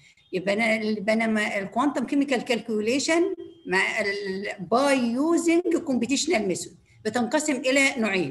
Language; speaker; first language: Arabic; native; Arabic